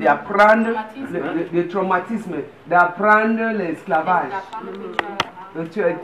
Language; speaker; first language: French; non-native, local second language; English